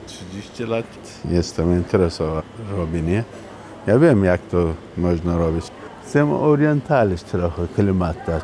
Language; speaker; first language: Polish; non-native, learner; Turkish